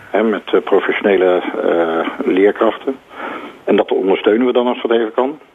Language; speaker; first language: Dutch; native; Dutch